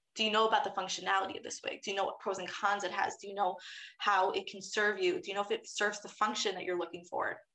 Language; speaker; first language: English; native; English